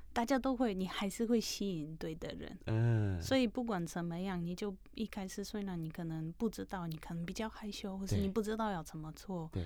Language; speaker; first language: Chinese; non-native, fluent; Polish